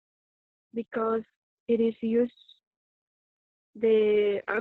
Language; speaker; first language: English; non-native, learner; Spanish